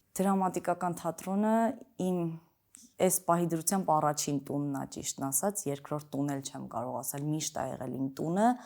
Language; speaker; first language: Armenian; early bilingual, other home language; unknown